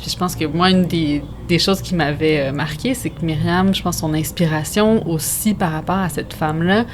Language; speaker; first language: French; native; French